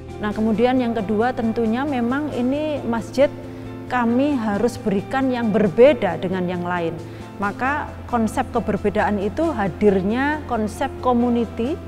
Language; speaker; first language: Indonesian; non-native, local second language; Javanese